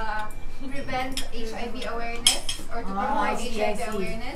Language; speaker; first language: English; non-native, learner; Spanish